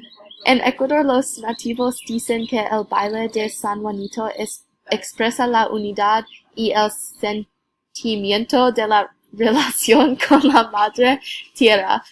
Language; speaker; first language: Spanish; non-native, learner; English